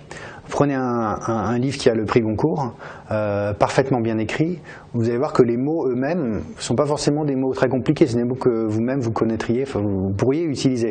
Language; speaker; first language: French; native; French